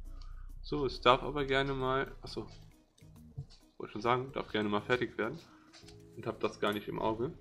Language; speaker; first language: German; native; German